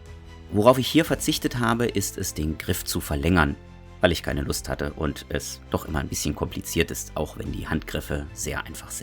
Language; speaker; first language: German; native; German